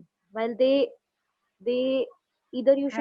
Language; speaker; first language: English; non-native, local second language; Hindi